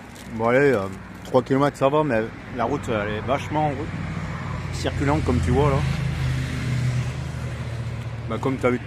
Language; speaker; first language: French; native; French